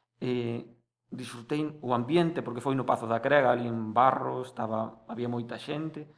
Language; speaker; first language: Galician; native; Galician